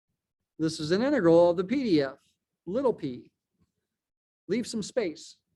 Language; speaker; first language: English; native; English